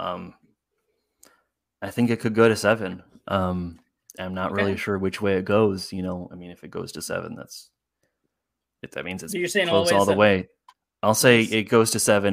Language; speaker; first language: English; native; English